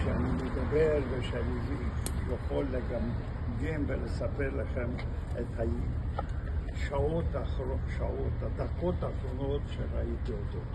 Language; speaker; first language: Hebrew; non-native, fluent; Hungarian